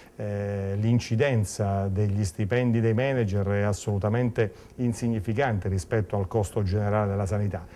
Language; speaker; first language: Italian; native; Italian